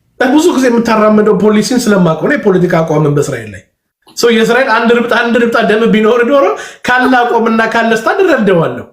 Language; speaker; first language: Amharic; native; Amharic